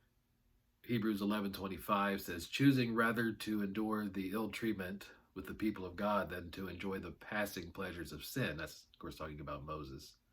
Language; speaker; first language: English; native; English